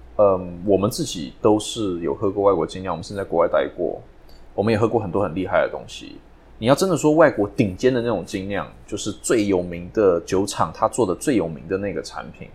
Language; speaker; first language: Chinese; native; Chinese